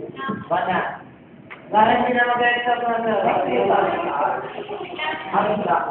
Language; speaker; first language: Filipino; native; Filipino